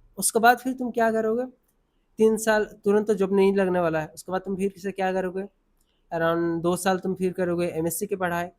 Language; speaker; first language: Hindi; non-native, local second language; Assamese